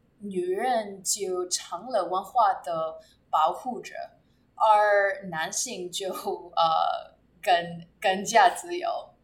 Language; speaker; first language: Chinese; non-native, learner; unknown